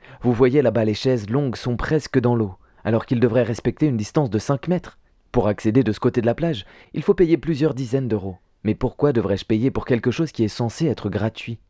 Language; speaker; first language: French; native; French